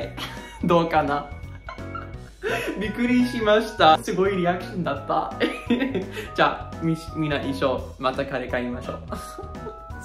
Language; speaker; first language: Japanese; non-native, learner; English